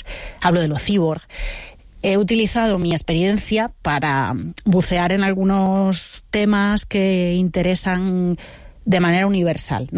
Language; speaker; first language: Spanish; native; Spanish